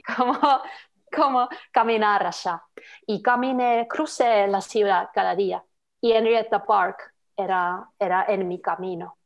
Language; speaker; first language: Spanish; non-native, fluent; Finnish